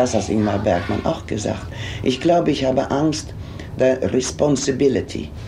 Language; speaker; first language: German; non-native, fluent; Swedish